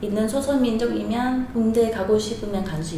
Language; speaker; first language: Korean; non-native, learner; Vietnamese